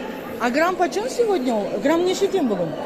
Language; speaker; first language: Russian; non-native, local second language; Kazakh